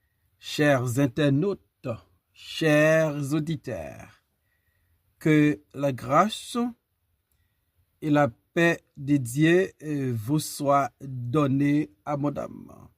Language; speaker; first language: French; non-native, local second language; Haitian Creole